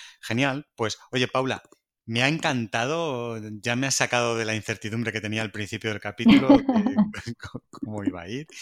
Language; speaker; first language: Spanish; native; Spanish